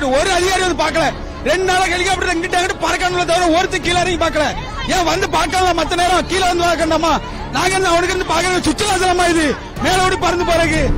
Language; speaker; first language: Tamil; native; Tamil